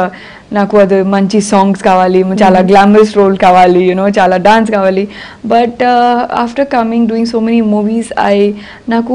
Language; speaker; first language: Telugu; non-native, learner; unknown